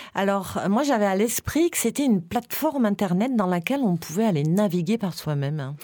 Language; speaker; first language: French; native; French